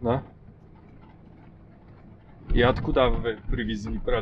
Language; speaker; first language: Russian; non-native, learner; Polish